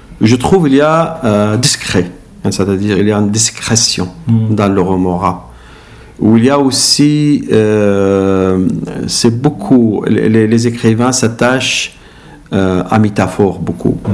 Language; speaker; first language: French; non-native, learner; Arabic